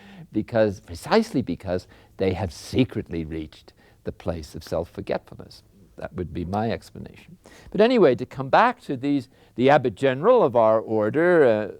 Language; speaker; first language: English; native; English